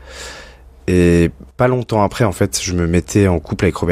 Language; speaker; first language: French; native; French